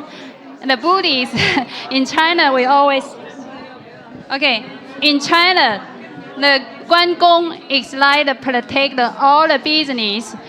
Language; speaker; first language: English; non-native, learner; Chinese